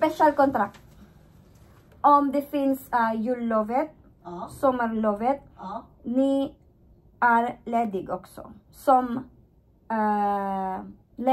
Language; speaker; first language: Swedish; non-native, learner; Filipino